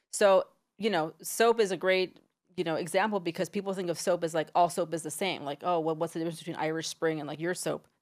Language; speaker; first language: English; native; English